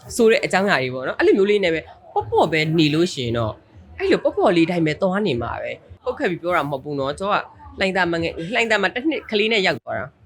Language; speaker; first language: Burmese; native; Burmese